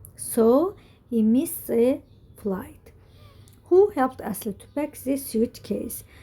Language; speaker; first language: English; non-native, learner; Azerbaijani